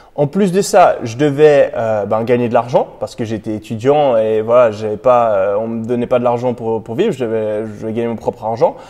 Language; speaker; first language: French; native; French